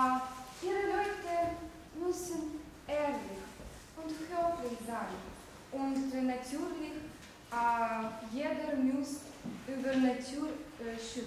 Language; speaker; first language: German; non-native, learner; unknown